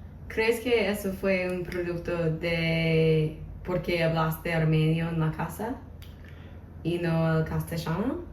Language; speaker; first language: Spanish; non-native, learner; English